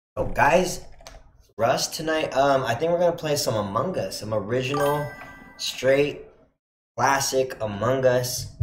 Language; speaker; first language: English; native; English